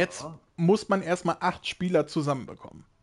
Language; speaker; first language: German; native; German